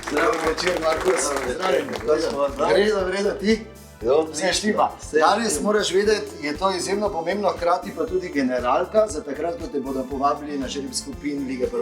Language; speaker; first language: Slovenian; native; Slovenian